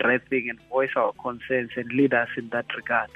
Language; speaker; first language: English; non-native, local second language; Xhosa